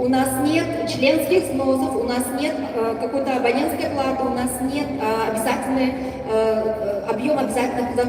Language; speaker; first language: Russian; native; Russian